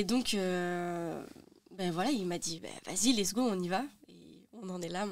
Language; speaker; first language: French; native; French